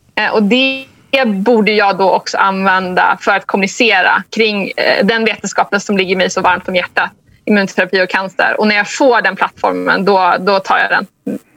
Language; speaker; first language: Swedish; native; Swedish